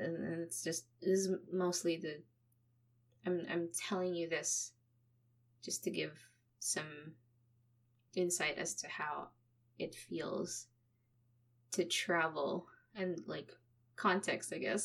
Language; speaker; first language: English; non-native, local second language; Filipino